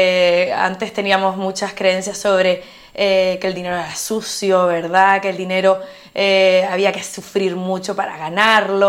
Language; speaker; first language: Spanish; native; Spanish